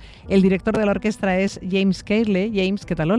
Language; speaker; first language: Spanish; native; Spanish